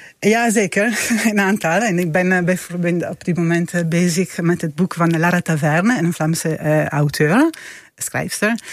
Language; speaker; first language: Dutch; non-native, fluent; Italian